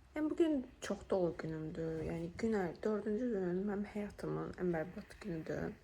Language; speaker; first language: Turkish; non-native, fluent; Azerbaijani